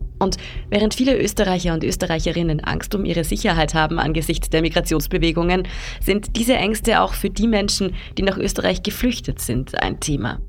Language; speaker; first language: German; native; German